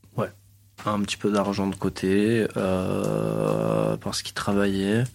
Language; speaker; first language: French; native; French